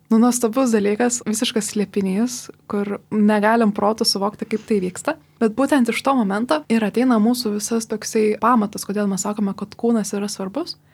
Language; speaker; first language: Lithuanian; native; Lithuanian